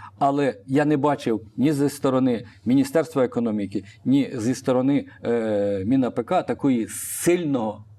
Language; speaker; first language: Ukrainian; non-native, local second language; Russian